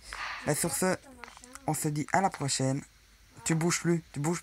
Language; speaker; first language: French; native; French